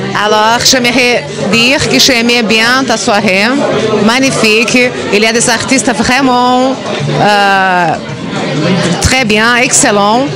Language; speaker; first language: French; non-native, fluent; Portuguese